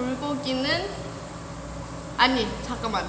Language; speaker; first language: Korean; non-native, fluent; Thai